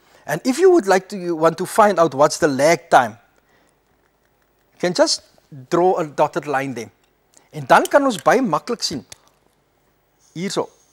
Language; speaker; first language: English; non-native, local second language; Afrikaans